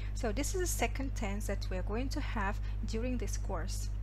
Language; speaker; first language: English; non-native, fluent; Russian